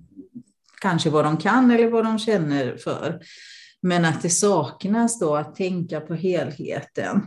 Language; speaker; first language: Swedish; non-native, fluent; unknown